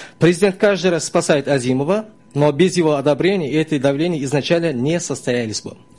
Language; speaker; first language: Russian; non-native, local second language; Uzbek